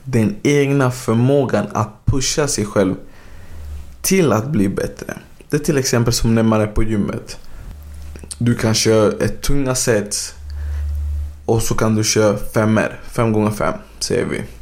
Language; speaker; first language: Swedish; early bilingual, other home language; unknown